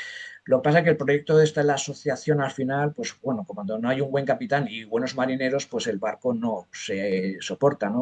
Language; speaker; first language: Spanish; native; Spanish